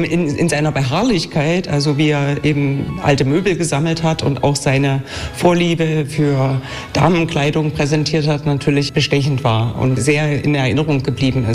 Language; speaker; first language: German; native; German